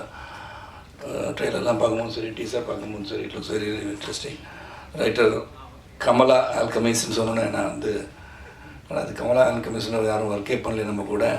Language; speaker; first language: Tamil; native; Tamil